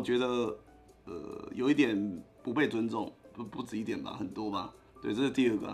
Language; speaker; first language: Chinese; native; Chinese